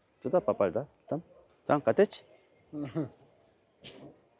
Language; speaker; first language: Russian; non-native, learner; Korean